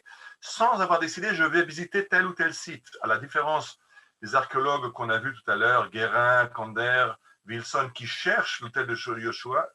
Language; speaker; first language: French; native; French